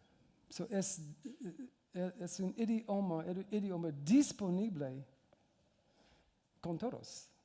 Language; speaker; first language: Spanish; non-native, learner; English